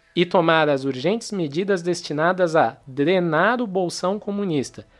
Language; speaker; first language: Portuguese; native; Portuguese